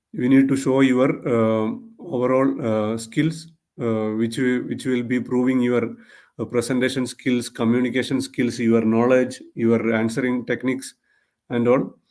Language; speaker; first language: English; non-native, local second language; Malayalam